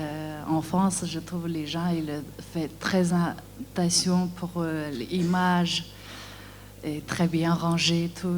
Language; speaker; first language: French; non-native, learner; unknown